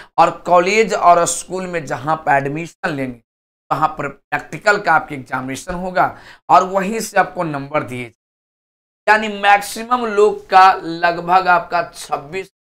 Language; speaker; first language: Hindi; native; Hindi